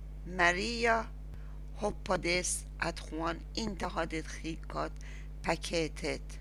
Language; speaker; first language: Swedish; non-native, learner; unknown